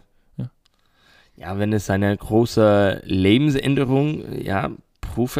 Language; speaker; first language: German; non-native, learner; English